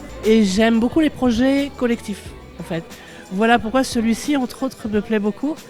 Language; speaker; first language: French; native; French